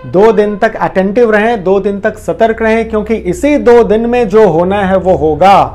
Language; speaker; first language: Hindi; native; Hindi